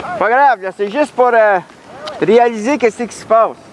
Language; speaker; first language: French; native; French